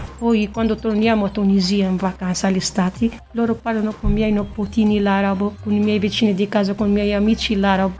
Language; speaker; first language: Italian; non-native, fluent; Arabic